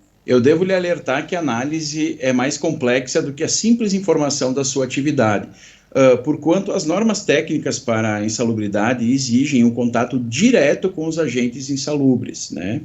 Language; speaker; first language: Portuguese; native; Portuguese